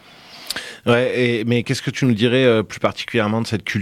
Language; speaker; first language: French; native; French